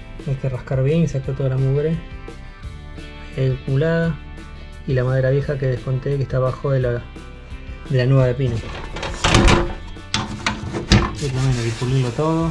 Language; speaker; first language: Spanish; native; Spanish